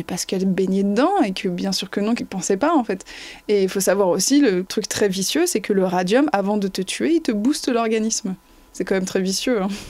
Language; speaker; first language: French; native; French